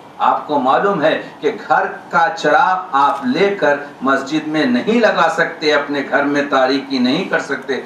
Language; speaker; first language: Urdu; native; Urdu